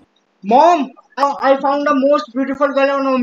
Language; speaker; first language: English; non-native, local second language; Hindi